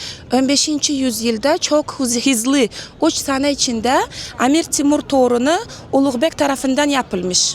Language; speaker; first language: Turkish; non-native, learner; Uzbek